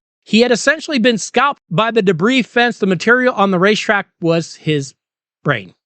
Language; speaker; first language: English; native; English